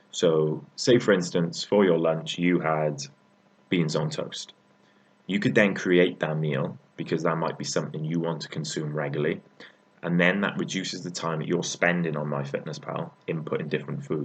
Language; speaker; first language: English; native; English